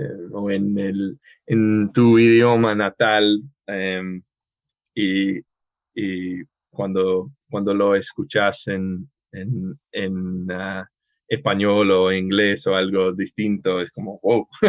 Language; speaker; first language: Spanish; non-native, fluent; English